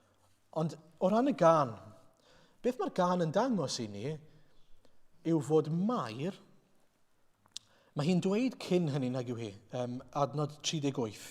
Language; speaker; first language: Welsh; native; Welsh